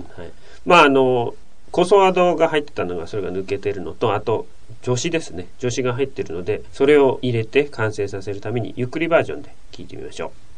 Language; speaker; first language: Japanese; native; Japanese